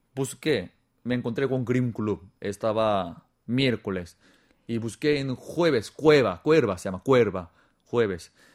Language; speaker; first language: Spanish; non-native, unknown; Korean